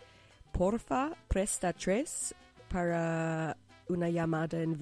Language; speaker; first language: Spanish; non-native, fluent; English